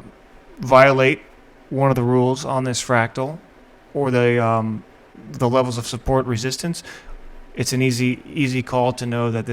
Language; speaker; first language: English; native; English